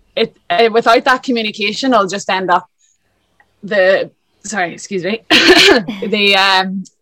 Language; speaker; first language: English; native; English